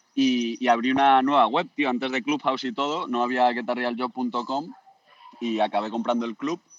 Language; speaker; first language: Spanish; native; Spanish